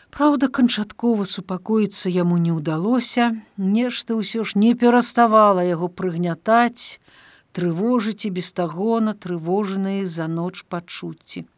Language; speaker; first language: Belarusian; native; Belarusian